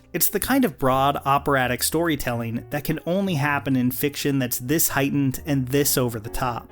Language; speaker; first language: English; native; English